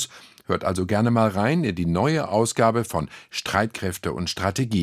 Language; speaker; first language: German; native; German